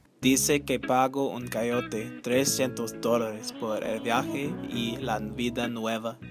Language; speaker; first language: Spanish; early bilingual, heritage; Spanish